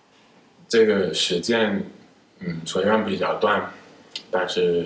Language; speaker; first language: Chinese; non-native, fluent; English